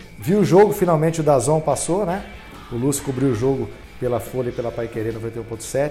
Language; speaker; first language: Portuguese; native; Portuguese